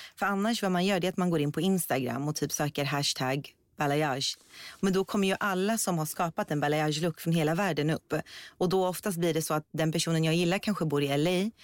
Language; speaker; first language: Swedish; early bilingual, other home language; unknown